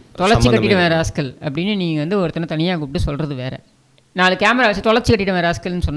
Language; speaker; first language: Tamil; native; Tamil